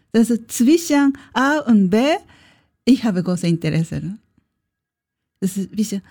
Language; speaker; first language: German; non-native, learner; Japanese